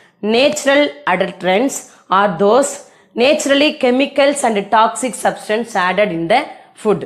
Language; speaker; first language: English; non-native, local second language; Tamil